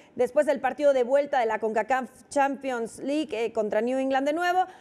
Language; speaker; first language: Spanish; native; Spanish